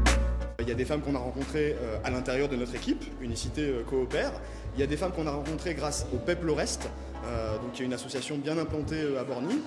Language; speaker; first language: French; native; French